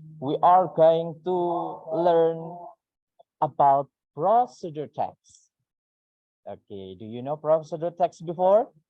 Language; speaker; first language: English; non-native, fluent; Indonesian